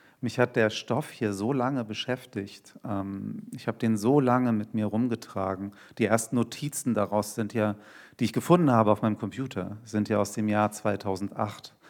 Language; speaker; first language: German; early bilingual, other home language; Turkish